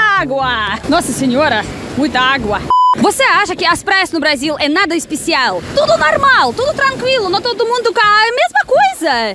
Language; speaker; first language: Portuguese; non-native, fluent; Russian